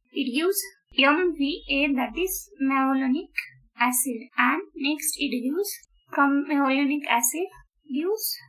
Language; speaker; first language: English; non-native, local second language; Marathi